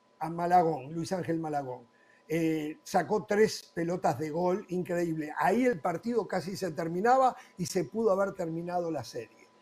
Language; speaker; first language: Spanish; native; Spanish